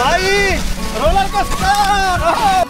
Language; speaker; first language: Hindi; non-native, learner; Bangla